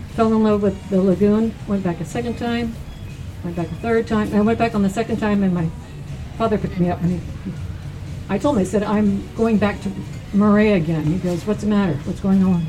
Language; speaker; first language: English; native; English